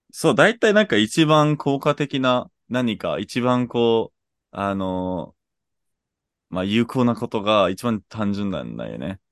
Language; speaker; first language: Japanese; non-native, fluent; English